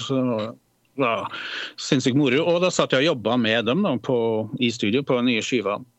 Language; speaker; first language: Norwegian; early bilingual, other home language; Polish